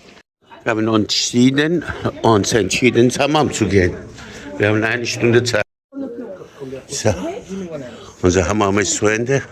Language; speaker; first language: German; non-native, learner; Persian